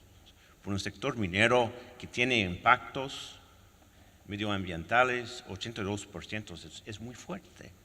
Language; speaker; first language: Spanish; non-native, fluent; French